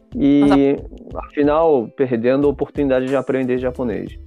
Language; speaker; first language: Portuguese; non-native, fluent; Japanese